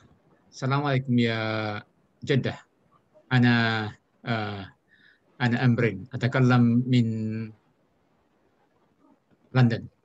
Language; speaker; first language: Arabic; non-native, learner; Indonesian